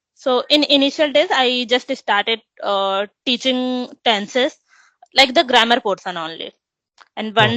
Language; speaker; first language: English; non-native, local second language; Hindi